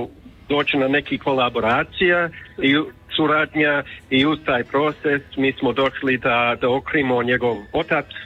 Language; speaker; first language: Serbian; early bilingual, heritage; Croatian